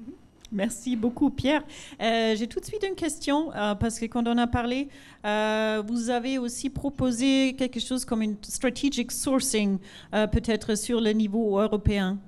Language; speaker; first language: French; non-native, fluent; German